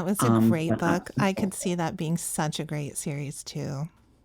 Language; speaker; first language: English; native; English